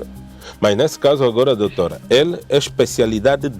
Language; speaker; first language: Portuguese; native; Portuguese